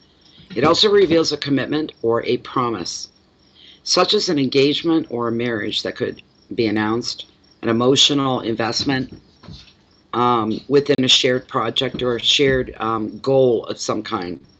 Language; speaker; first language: English; native; English